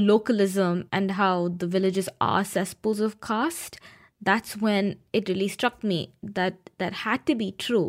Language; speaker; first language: English; non-native, local second language; Hindi